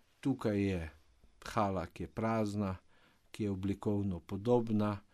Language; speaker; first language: Slovenian; native; Slovenian